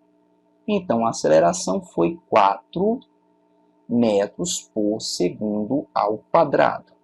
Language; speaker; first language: Portuguese; native; Portuguese